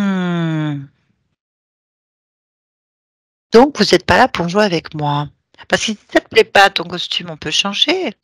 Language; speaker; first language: French; native; French